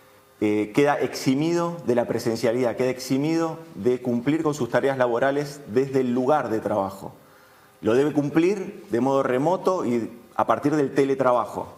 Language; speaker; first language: Spanish; native; Spanish